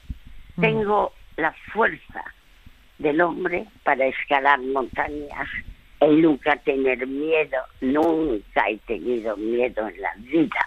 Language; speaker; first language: Spanish; early bilingual, other home language; French